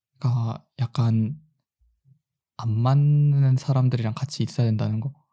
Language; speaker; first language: Korean; early bilingual, heritage; Korean